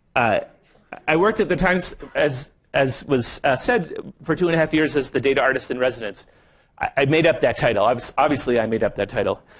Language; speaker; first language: English; native; English